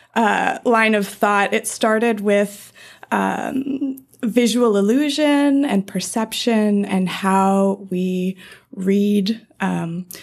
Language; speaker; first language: English; native; English